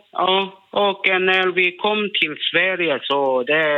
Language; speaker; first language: Swedish; non-native, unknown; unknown